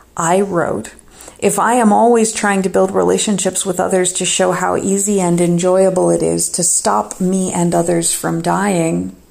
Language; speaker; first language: English; native; English